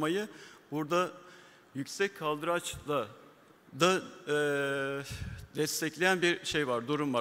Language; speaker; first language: Turkish; native; Turkish